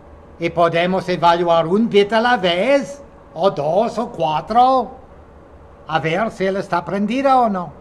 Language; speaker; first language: Spanish; non-native, fluent; English